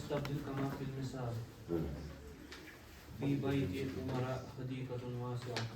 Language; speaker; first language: Arabic; non-native, learner; Urdu